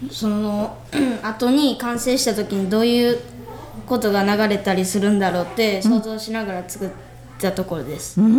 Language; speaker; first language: Japanese; native; Japanese